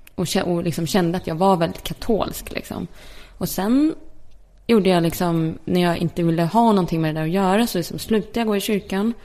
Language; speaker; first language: Swedish; early bilingual, other home language; Polish